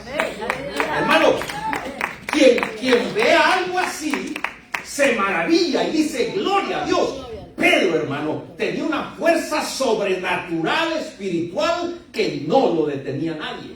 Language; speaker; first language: Spanish; native; Spanish